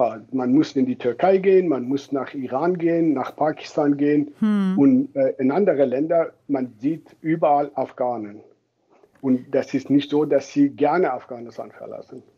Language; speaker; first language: German; non-native, fluent; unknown